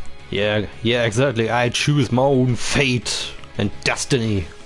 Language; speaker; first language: English; non-native, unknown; German